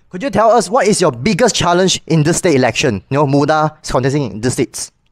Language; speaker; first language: English; non-native, local second language; Chinese